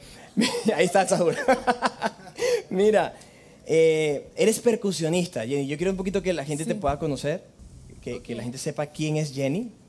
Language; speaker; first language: Spanish; native; Spanish